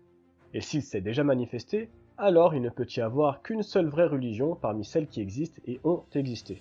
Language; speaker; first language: French; native; French